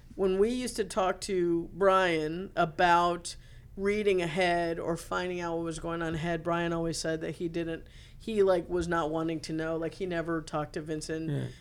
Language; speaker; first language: English; native; English